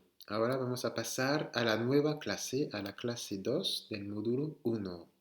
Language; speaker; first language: Spanish; non-native, fluent; French